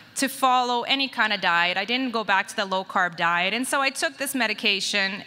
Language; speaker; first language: English; native; English